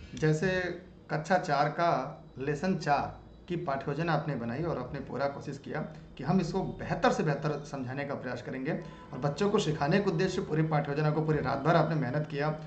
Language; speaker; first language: Hindi; native; Hindi